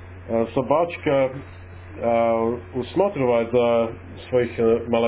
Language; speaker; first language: Russian; non-native, fluent; English